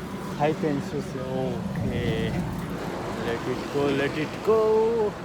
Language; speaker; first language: English; non-native, learner; Nepali